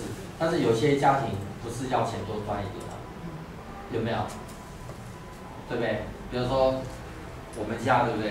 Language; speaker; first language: Chinese; native; Chinese